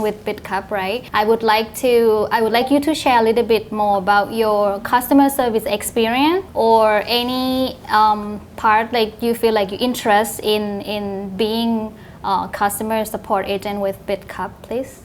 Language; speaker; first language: English; non-native, fluent; Thai